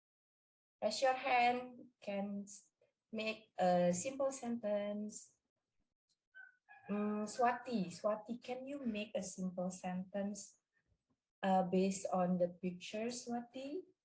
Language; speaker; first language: English; non-native, learner; Indonesian